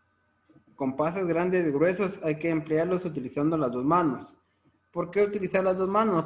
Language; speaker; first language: Spanish; native; Spanish